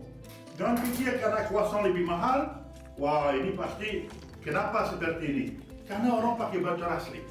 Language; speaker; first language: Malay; non-native, fluent; French